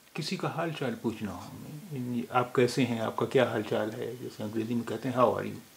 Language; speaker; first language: Hindi; native; Hindi